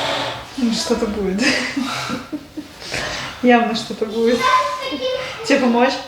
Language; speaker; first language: Russian; native; Russian